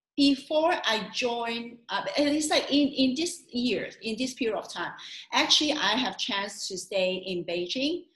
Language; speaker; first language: English; non-native, local second language; Cantonese